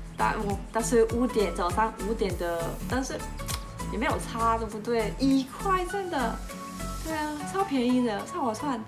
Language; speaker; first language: Chinese; non-native, fluent; French